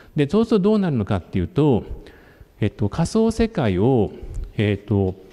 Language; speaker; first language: Japanese; native; Japanese